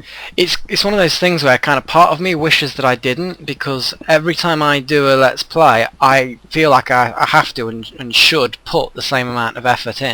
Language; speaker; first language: English; native; English